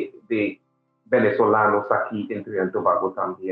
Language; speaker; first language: Spanish; non-native, fluent; English